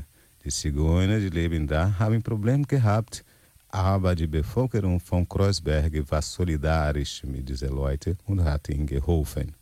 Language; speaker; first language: German; non-native, learner; Portuguese